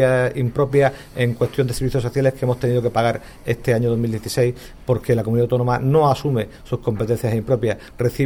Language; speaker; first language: Spanish; native; Spanish